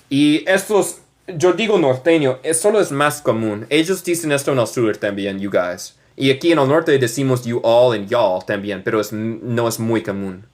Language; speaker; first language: Spanish; non-native, learner; English